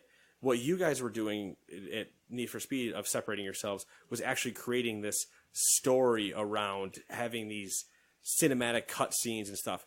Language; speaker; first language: English; native; English